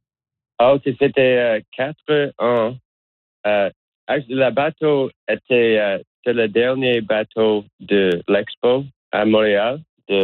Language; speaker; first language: French; non-native, learner; English